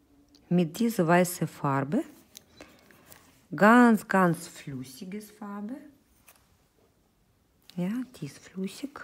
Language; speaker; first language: German; non-native, fluent; Russian